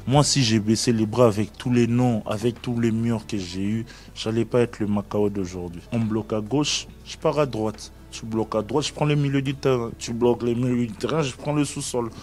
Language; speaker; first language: French; non-native, local second language; Lingala